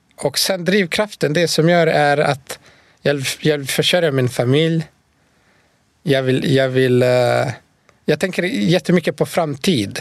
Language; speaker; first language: Swedish; non-native, fluent; Bosnian